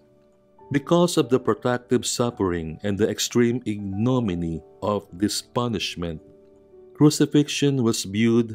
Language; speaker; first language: English; non-native, local second language; Filipino